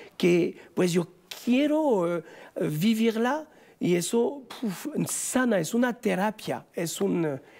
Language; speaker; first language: Spanish; non-native, fluent; French